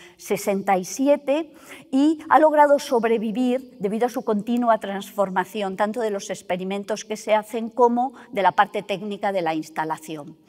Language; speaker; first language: Spanish; native; Spanish